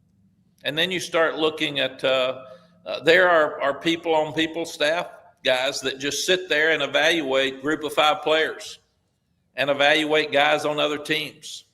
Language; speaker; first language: English; native; English